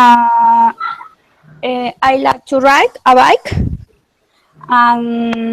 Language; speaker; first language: English; non-native, learner; Spanish